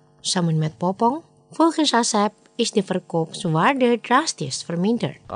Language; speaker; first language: Dutch; non-native, fluent; Indonesian